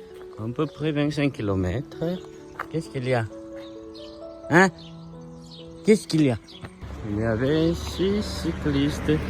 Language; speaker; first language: French; non-native, learner; Korean